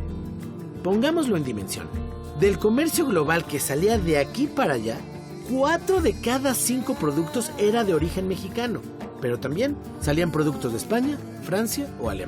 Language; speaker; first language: Spanish; native; Spanish